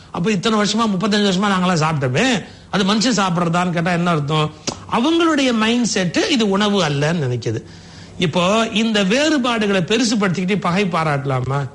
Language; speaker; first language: Tamil; native; Tamil